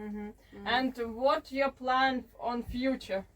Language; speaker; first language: English; non-native, learner; Ukrainian